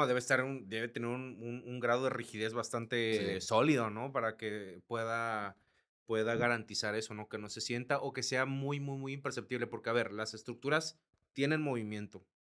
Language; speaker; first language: Spanish; native; Spanish